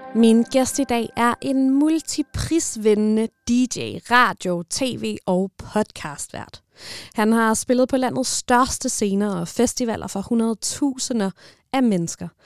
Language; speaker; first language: Danish; native; Danish